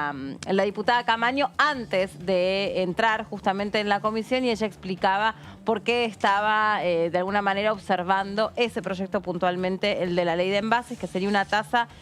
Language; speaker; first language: Spanish; native; Spanish